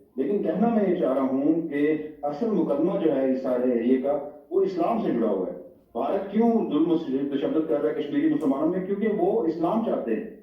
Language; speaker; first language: Urdu; non-native, local second language; Pahari-Potwari